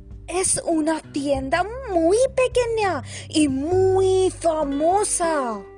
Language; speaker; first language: Spanish; non-native, learner; Hindi